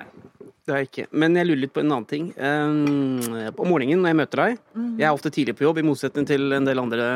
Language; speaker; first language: Norwegian; native; Norwegian